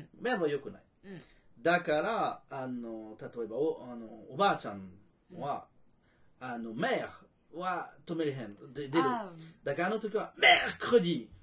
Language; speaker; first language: Japanese; non-native, fluent; French